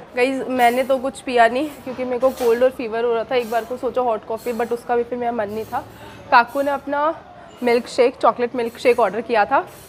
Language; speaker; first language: Hindi; native; Hindi